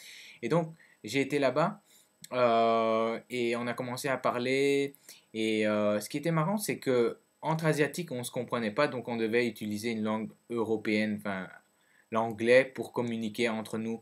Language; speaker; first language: French; early bilingual, other home language; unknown